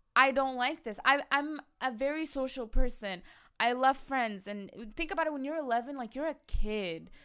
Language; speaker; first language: English; early bilingual, other home language; Arabic